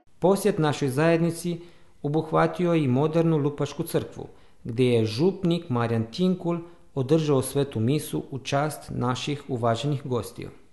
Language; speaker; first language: Bosnian; early bilingual, heritage; Croatian